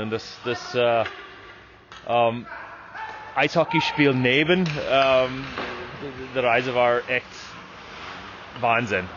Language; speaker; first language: German; non-native, learner; English